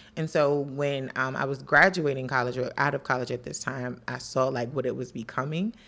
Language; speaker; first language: English; native; English